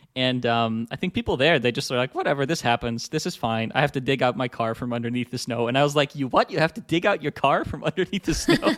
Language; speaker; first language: English; non-native, fluent; Dutch